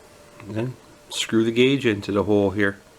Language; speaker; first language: English; native; English